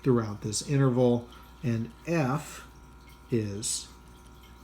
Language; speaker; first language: English; native; English